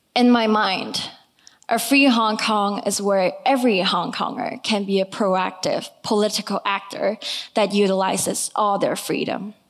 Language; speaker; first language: English; non-native, local second language; Cantonese